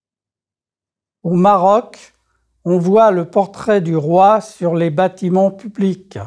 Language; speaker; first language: French; native; French